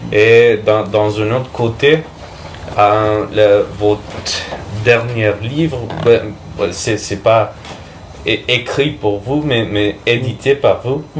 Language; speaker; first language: French; non-native, fluent; Spanish